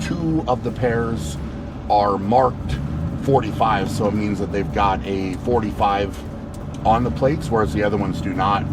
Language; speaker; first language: English; native; English